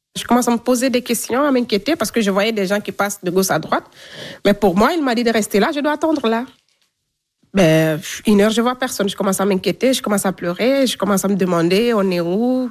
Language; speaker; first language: French; non-native, local second language; Fula